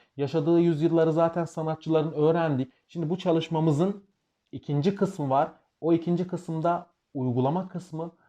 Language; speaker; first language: Turkish; native; Turkish